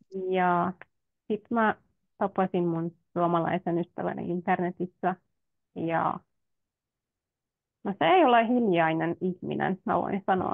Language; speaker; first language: Finnish; non-native, fluent; Turkish